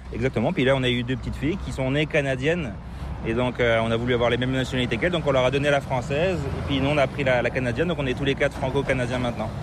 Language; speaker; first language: French; native; French